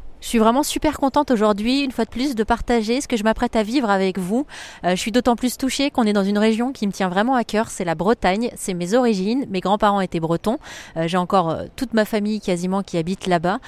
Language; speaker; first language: French; native; French